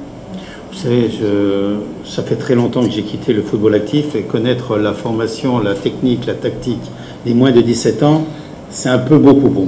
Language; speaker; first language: French; native; French